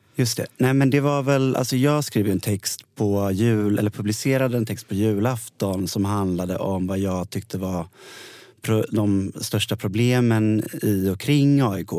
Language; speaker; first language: Swedish; native; Swedish